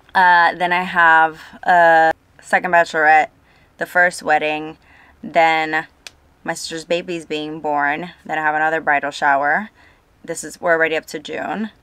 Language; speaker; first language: English; non-native, fluent; Spanish